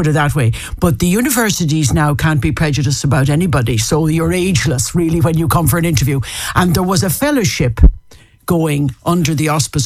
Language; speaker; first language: English; native; English